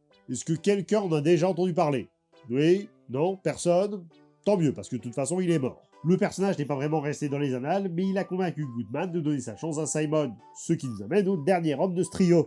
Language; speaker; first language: French; native; French